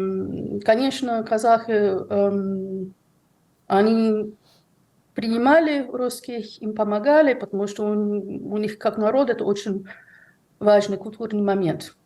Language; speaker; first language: Russian; non-native, fluent; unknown